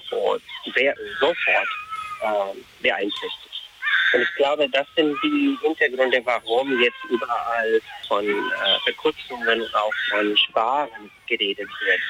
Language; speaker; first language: German; non-native, fluent; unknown